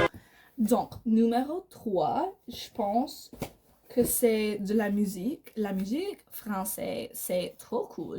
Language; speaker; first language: French; non-native, learner; English